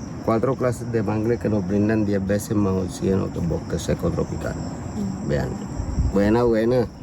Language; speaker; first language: Spanish; native; Spanish